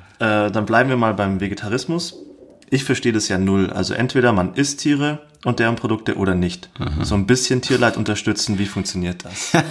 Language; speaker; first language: German; native; German